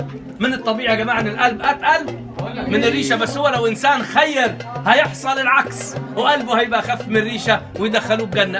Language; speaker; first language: Arabic; native; Arabic